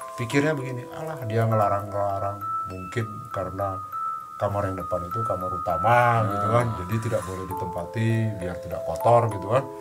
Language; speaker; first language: Indonesian; native; Indonesian